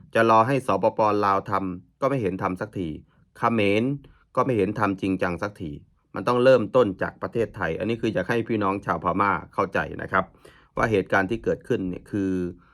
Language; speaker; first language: Thai; native; Thai